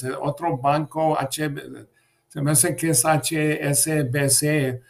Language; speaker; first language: Spanish; early bilingual, heritage; English